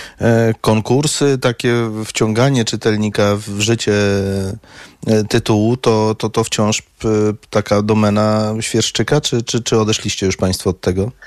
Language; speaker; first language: Polish; native; Polish